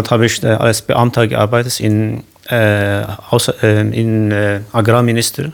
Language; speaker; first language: German; non-native, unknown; Kurdish